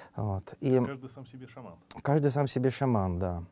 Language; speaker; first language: Russian; native; Russian